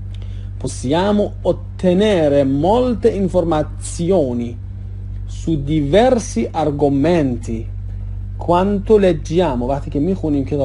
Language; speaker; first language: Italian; non-native, fluent; Persian